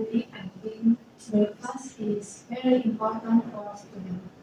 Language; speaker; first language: English; non-native, learner; Indonesian